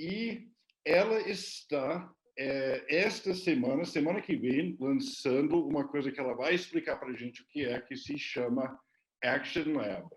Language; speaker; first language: Portuguese; non-native, fluent; English